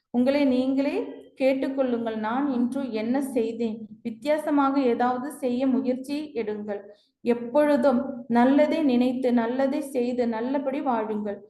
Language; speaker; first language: Tamil; non-native, local second language; Malayalam